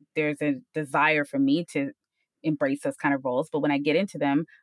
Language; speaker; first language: English; native; English